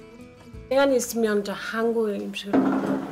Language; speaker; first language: Korean; non-native, learner; Mongolian